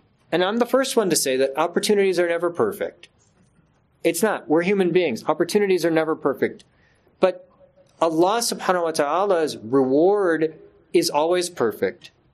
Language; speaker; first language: English; native; English